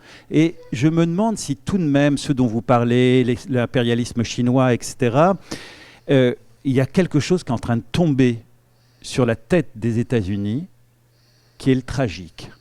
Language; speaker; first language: French; native; French